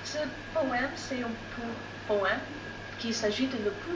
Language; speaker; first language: French; non-native, fluent; English